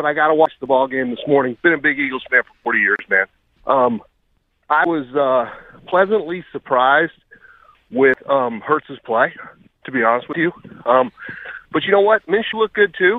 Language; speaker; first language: English; native; English